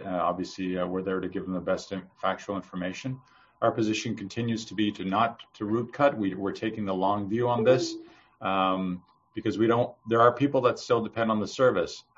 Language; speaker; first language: English; native; English